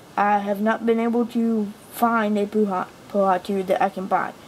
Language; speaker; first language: English; native; English